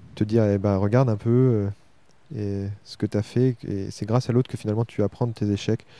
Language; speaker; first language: French; native; French